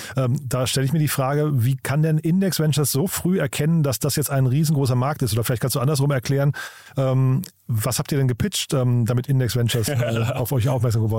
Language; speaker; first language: German; native; German